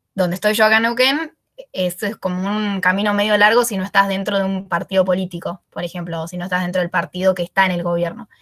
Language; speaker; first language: Spanish; native; Spanish